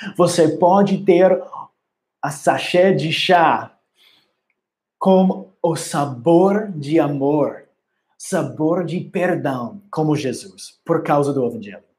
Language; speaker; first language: Portuguese; non-native, learner; English